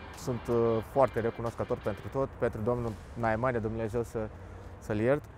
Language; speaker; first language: Romanian; non-native, fluent; Portuguese